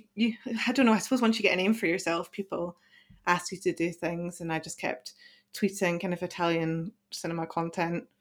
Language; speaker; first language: English; native; English